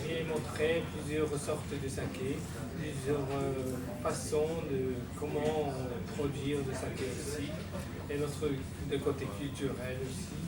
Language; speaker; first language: French; non-native, learner; Japanese